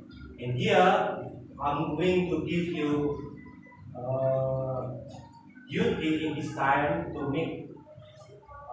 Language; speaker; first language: English; non-native, learner; Indonesian